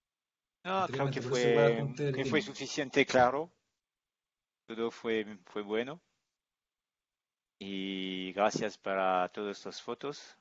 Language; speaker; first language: Spanish; non-native, learner; English